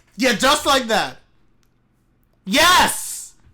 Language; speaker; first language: English; native; English